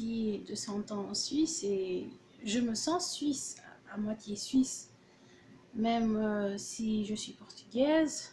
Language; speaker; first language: French; early bilingual, other home language; Portuguese